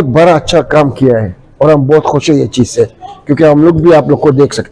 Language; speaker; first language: Hindi; non-native, fluent; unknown